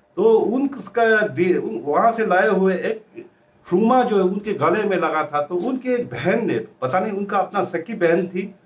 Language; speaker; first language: Hindi; native; Hindi